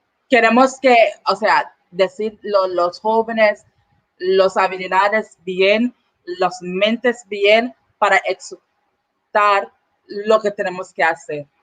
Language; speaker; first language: Spanish; non-native, learner; English